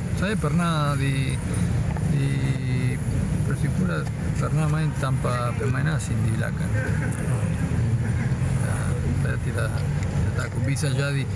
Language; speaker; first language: Indonesian; non-native, fluent; Spanish